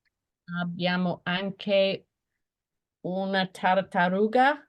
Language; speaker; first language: Italian; non-native, learner; English